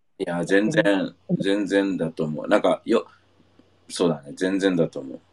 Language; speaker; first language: Japanese; non-native, fluent; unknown